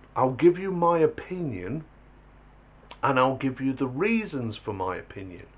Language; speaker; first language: English; native; English